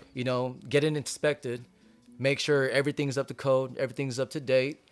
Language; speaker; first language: English; early bilingual, other home language; Filipino